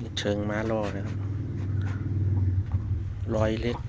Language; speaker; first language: Thai; native; Thai